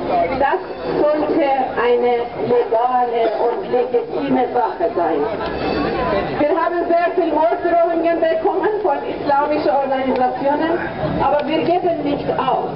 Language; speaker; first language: German; non-native, fluent; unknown